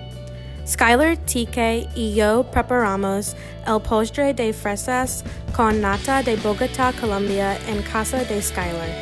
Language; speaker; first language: Spanish; non-native, learner; English